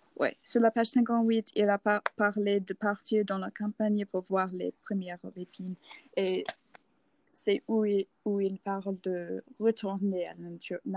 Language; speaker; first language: French; non-native, learner; English